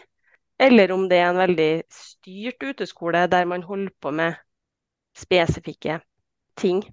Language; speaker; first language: Norwegian; native; Norwegian